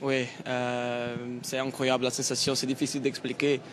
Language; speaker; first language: French; non-native, fluent; Portuguese